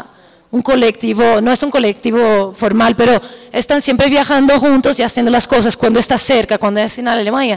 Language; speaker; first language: Spanish; non-native, fluent; German